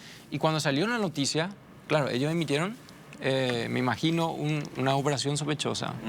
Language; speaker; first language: Spanish; native; Spanish